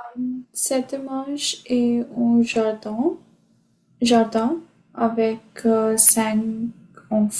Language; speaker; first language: French; non-native, learner; Hindi